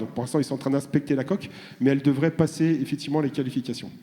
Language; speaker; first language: French; native; French